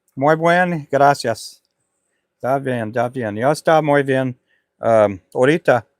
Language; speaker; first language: Spanish; non-native, learner; English